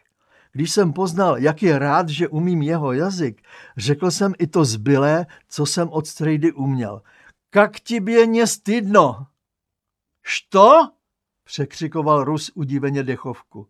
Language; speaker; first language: Czech; native; Czech